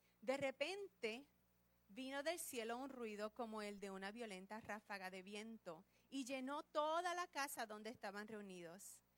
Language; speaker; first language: Spanish; early bilingual, heritage; Spanish